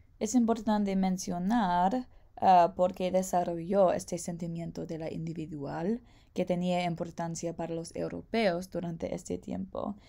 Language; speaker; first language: Spanish; non-native, learner; English